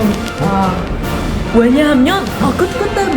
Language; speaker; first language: Korean; non-native, learner; Vietnamese